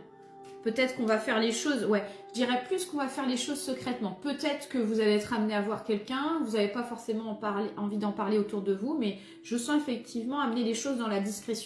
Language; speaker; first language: French; native; French